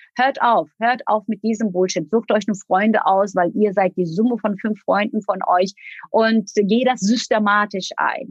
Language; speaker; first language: German; non-native, fluent; Turkish